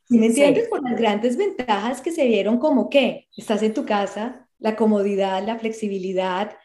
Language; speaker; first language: Spanish; native; Spanish